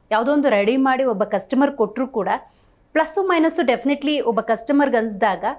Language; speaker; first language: Kannada; native; Kannada